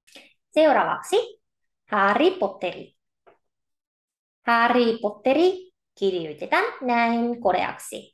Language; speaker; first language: Finnish; non-native, fluent; Korean